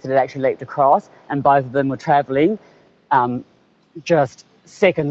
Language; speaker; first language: English; native; English